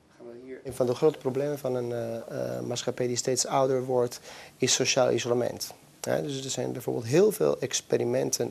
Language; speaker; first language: Dutch; non-native, fluent; Italian